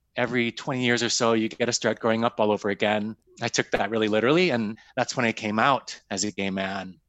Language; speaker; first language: English; native; English